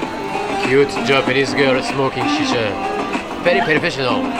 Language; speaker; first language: English; non-native, fluent; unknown